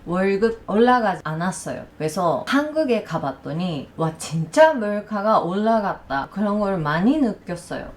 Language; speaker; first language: Korean; non-native, learner; Japanese